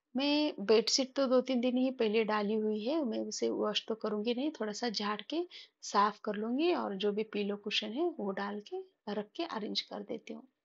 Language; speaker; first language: Hindi; non-native, local second language; Marathi